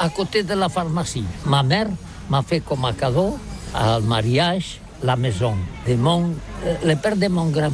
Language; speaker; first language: French; non-native, learner; Catalan